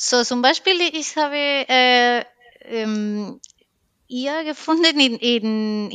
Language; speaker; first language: German; non-native, learner; Spanish